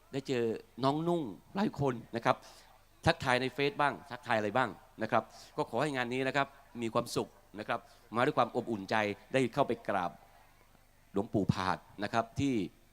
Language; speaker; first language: Thai; native; Thai